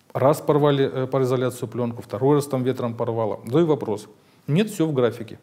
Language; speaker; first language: Russian; native; Russian